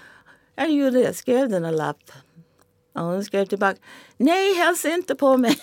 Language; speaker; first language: Swedish; non-native, fluent; English